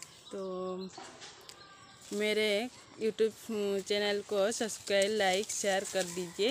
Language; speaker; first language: Hindi; non-native, local second language; Odia